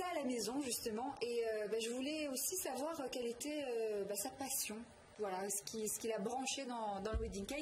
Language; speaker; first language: French; native; French